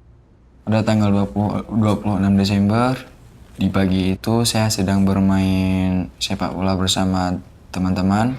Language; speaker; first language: Indonesian; non-native, local second language; Achinese